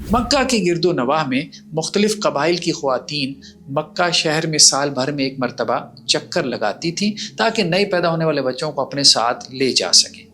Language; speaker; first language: Urdu; native; Urdu